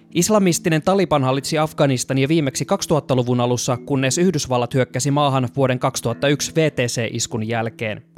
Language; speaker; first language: Finnish; native; Finnish